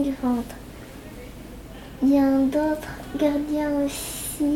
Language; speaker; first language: French; non-native, learner; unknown